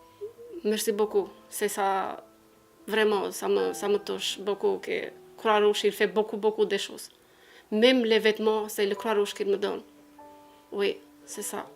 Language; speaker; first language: French; non-native, learner; Albanian